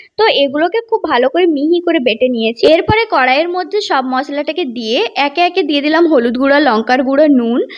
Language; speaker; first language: Bangla; non-native, local second language; Santali